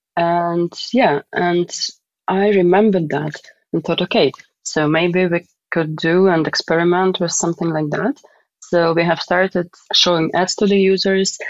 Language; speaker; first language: English; non-native, fluent; Russian